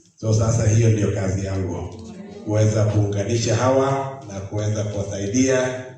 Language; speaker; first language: Swahili; non-native, local second language; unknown